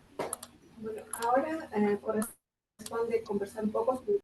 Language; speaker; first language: Spanish; native; Spanish